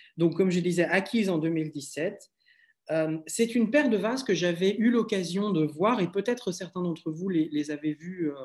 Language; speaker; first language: French; native; French